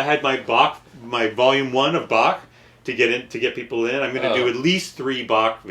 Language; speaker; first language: English; native; English